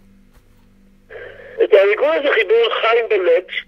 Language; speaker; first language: Hebrew; native; Hebrew